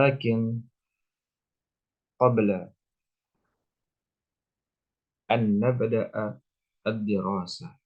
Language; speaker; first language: Arabic; non-native, learner; Indonesian